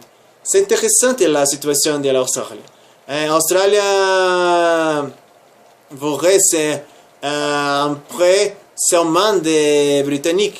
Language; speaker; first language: French; non-native, learner; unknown